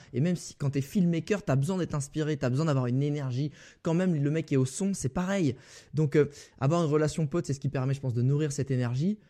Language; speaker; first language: French; native; French